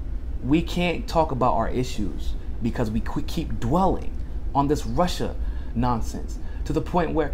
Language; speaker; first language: English; native; English